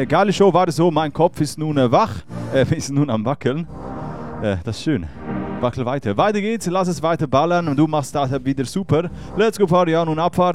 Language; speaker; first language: German; native; German